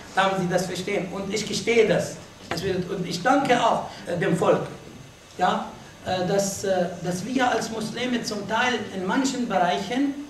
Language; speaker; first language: German; non-native, fluent; Arabic